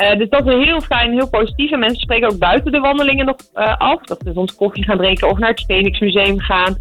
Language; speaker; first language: Dutch; native; Dutch